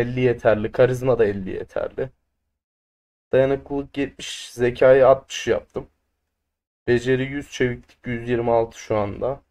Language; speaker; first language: Turkish; native; Turkish